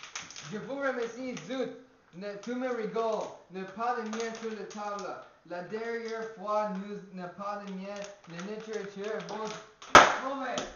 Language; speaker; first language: French; non-native, learner; English